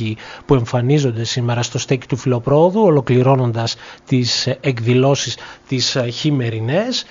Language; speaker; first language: Greek; native; Greek